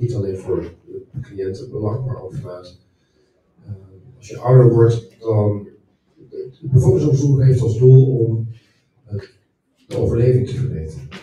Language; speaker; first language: Dutch; native; Dutch